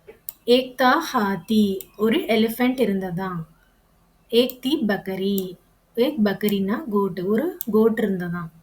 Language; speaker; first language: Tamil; native; Tamil